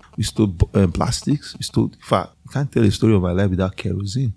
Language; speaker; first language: English; non-native, local second language; Yoruba